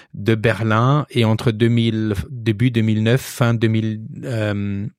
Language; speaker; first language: French; non-native, fluent; German